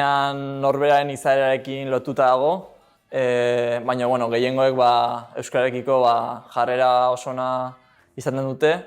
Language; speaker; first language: Basque; non-native, local second language; Spanish